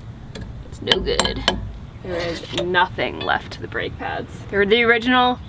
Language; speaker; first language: English; native; English